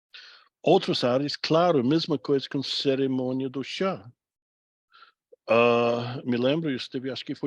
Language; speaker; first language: Portuguese; non-native, fluent; English